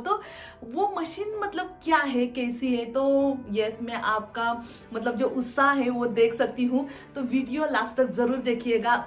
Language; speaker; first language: Hindi; non-native, local second language; Marathi